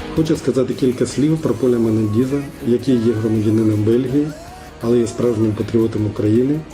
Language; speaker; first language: Ukrainian; non-native, fluent; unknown